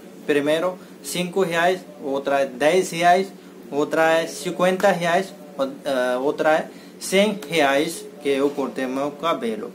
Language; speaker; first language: Portuguese; non-native, learner; Hindi